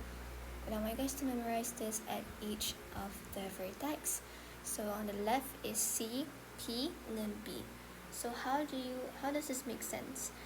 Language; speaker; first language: English; non-native, local second language; Malay